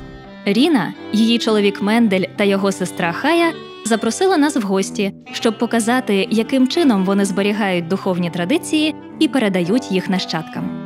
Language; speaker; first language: Ukrainian; native; Ukrainian